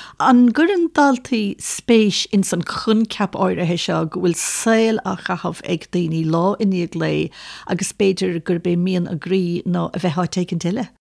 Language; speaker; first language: Irish; native; Irish